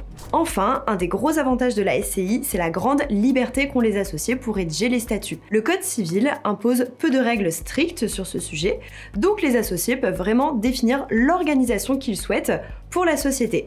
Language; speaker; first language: French; native; French